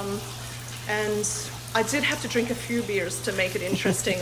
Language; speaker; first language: English; native; English